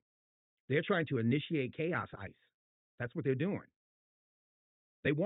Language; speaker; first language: English; native; English